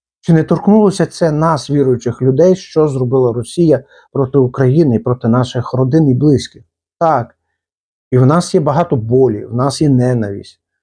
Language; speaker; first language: Ukrainian; native; Ukrainian